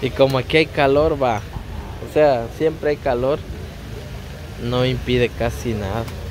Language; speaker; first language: Spanish; native; Spanish